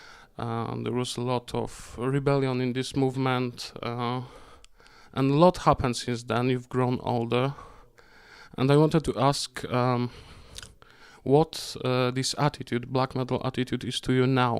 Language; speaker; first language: English; non-native, fluent; Polish